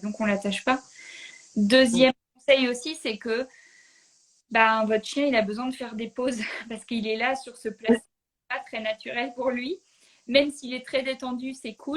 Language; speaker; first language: French; native; French